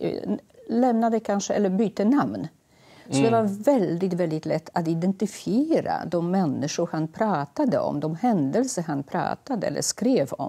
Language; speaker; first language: Swedish; non-native, fluent; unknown